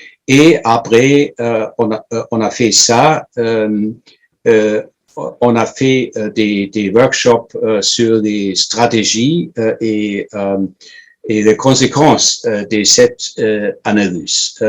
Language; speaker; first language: French; non-native, fluent; German